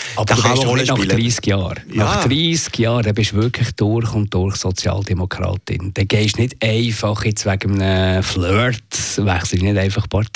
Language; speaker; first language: German; native; German